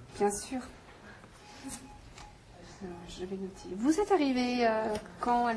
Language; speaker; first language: French; native; French